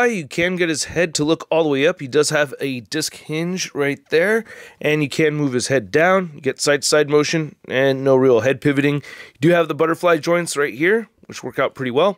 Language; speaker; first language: English; native; English